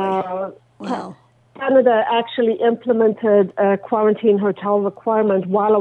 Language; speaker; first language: English; native; English